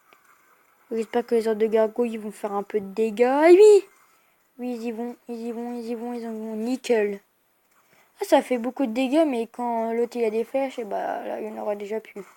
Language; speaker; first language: French; native; French